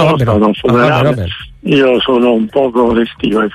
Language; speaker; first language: Italian; native; Italian